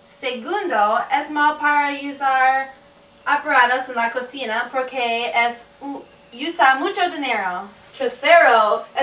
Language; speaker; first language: Spanish; non-native, learner; English